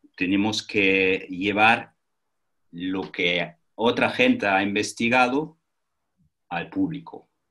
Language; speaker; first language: Spanish; non-native, fluent; German